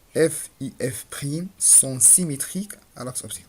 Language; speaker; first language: French; non-native, local second language; Arabic